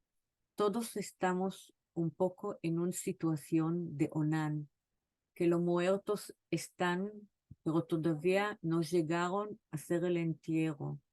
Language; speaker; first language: Spanish; non-native, fluent; Hebrew